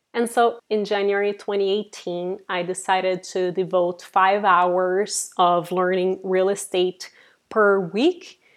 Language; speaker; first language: English; non-native, fluent; Portuguese